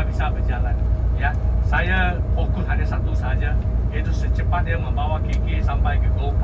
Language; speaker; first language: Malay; non-native, local second language; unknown